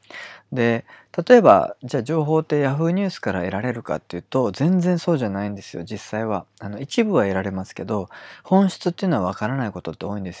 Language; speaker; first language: Japanese; native; Japanese